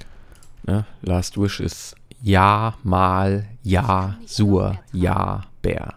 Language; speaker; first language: German; native; German